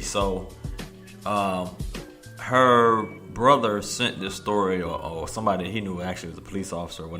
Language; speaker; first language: English; native; English